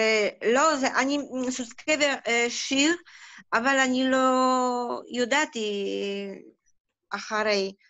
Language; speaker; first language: Hebrew; non-native, learner; Russian